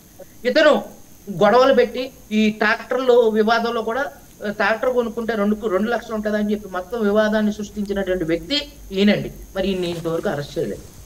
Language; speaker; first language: Telugu; native; Telugu